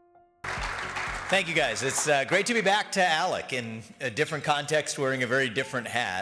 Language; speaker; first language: English; native; English